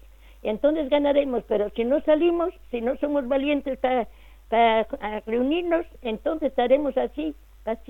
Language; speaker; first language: Spanish; native; Spanish